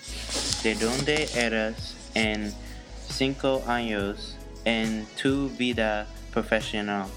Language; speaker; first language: Spanish; non-native, learner; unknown